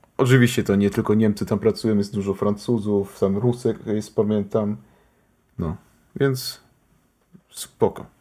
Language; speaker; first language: Polish; early bilingual, heritage; Polish